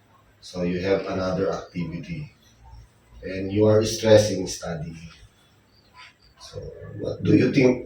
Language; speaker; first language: English; non-native, local second language; Filipino